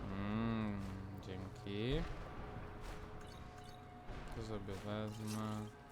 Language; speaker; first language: Polish; native; Polish